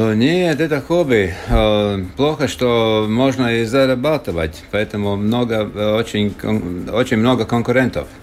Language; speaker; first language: Russian; non-native, local second language; Latvian